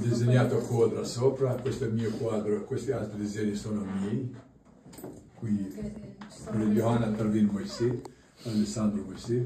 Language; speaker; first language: Italian; non-native, learner; Albanian